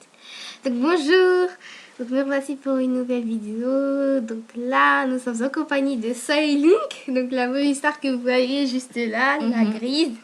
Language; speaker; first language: French; native; French